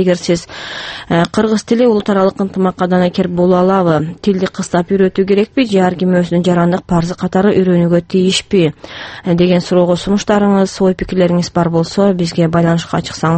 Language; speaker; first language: Kyrgyz; native; Kyrgyz